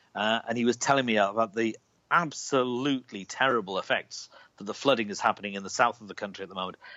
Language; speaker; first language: English; native; English